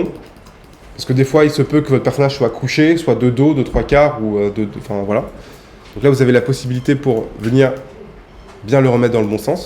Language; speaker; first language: French; native; French